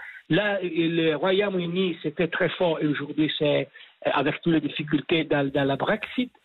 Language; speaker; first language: French; non-native, fluent; Italian